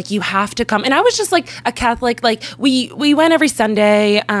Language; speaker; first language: English; native; English